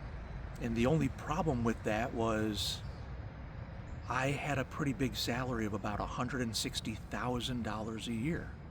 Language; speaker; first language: English; native; English